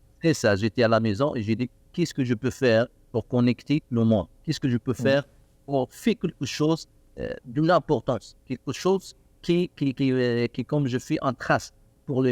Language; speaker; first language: French; non-native, learner; Arabic